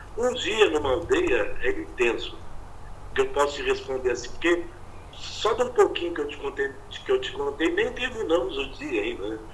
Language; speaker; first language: Portuguese; native; Portuguese